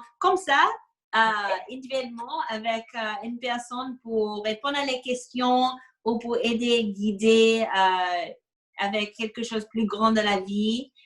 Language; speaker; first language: French; non-native, fluent; English